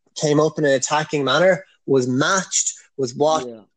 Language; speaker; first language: English; native; English